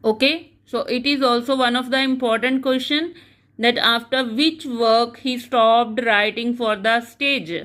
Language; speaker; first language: English; non-native, local second language; Punjabi